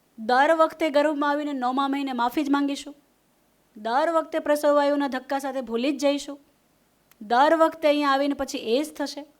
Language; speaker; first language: Gujarati; non-native, local second language; Hindi